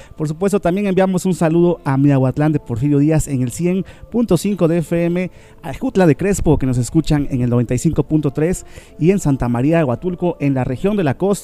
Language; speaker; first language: Spanish; native; Spanish